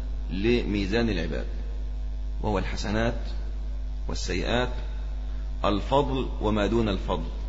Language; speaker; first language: Arabic; native; Arabic